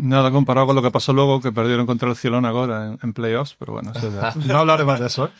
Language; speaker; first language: Spanish; native; Spanish